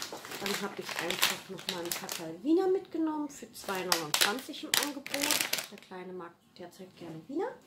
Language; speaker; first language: German; native; German